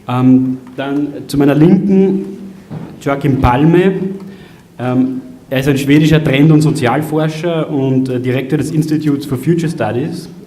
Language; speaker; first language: German; native; German